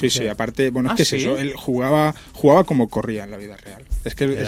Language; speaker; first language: Spanish; native; Spanish